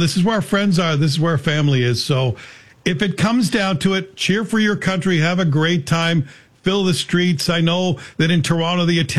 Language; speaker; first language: English; native; English